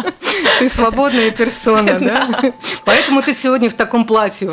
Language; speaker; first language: Russian; native; Russian